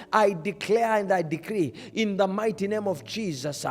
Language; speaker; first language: English; non-native, local second language; Swahili